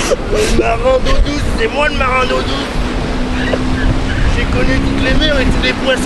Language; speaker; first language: French; native; French